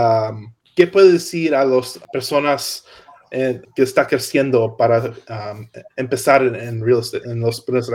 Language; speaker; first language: Spanish; non-native, learner; English